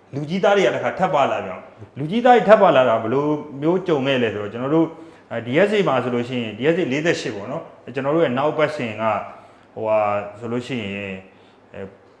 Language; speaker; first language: Burmese; native; Burmese